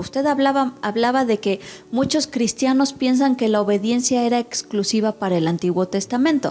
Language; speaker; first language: Spanish; native; Spanish